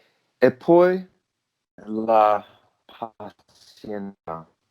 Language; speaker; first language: Italian; non-native, learner; English